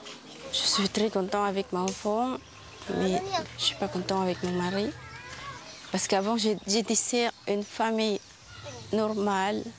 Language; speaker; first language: French; non-native, learner; Filipino